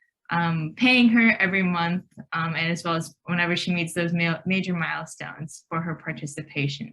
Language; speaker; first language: English; native; English